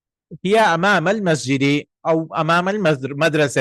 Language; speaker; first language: Arabic; non-native, fluent; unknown